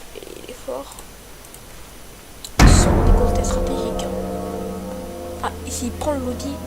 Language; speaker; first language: French; native; French